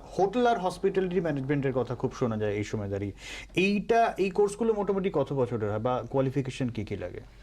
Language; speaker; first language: Bangla; native; Bangla